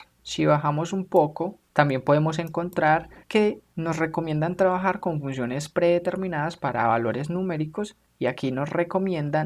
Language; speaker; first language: Spanish; native; Spanish